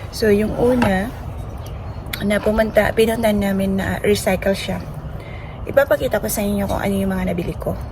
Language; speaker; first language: Filipino; native; Filipino